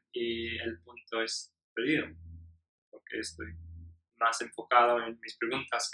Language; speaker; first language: Spanish; non-native, learner; English